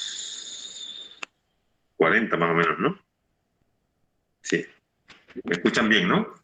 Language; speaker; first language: Spanish; native; Spanish